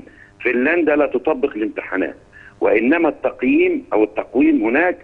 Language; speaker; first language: Arabic; native; Arabic